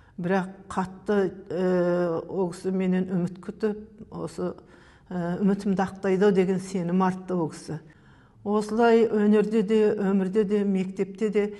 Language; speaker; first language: Kazakh; native; Kazakh